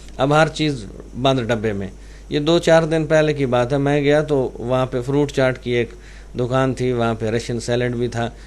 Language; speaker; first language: Urdu; non-native, local second language; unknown